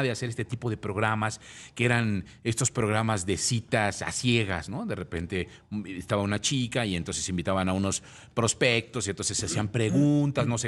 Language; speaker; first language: Spanish; native; Spanish